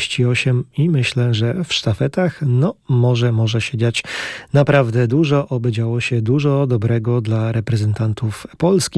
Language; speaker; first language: Polish; native; Polish